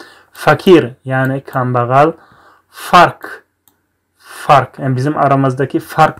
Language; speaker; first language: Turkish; non-native, fluent; Tajik